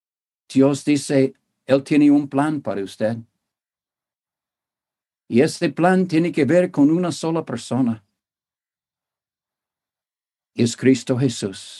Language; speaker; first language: Spanish; non-native, fluent; English